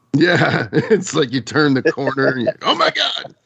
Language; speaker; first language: English; native; English